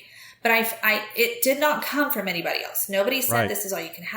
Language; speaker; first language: English; native; English